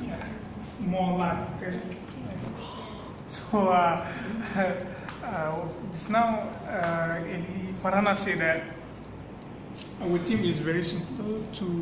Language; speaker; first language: English; non-native, local second language; Malay